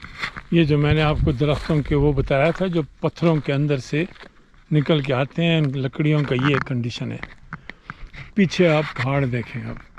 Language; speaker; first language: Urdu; non-native, local second language; Punjabi